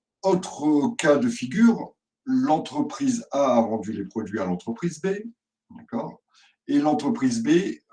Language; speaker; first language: French; native; French